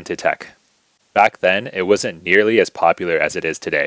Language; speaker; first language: English; native; English